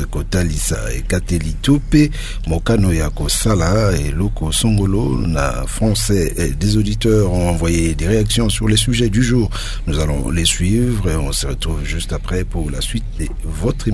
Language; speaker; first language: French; non-native, local second language; Lingala